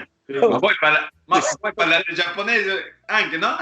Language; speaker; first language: Italian; non-native, learner; Japanese